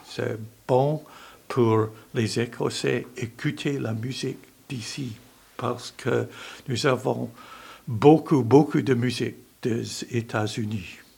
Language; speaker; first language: French; non-native, learner; English